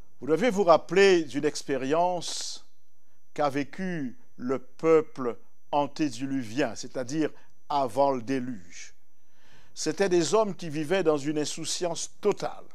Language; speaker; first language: French; native; French